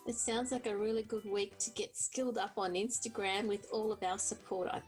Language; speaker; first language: English; native; English